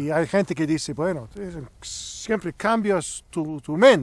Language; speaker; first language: Spanish; non-native, learner; English